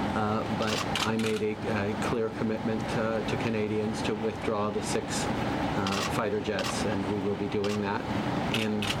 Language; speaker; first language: English; early bilingual, other home language; French